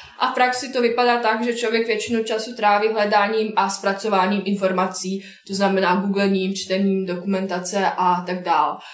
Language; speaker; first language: Czech; non-native, fluent; Bosnian